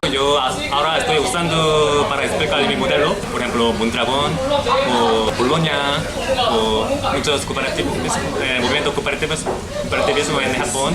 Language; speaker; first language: Spanish; non-native, fluent; Korean